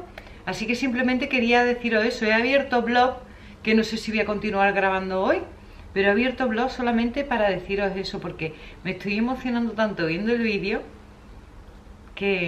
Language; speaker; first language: Spanish; native; Spanish